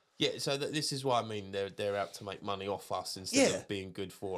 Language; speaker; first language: English; native; English